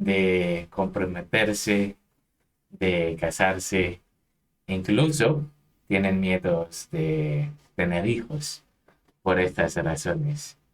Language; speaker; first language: Spanish; non-native, fluent; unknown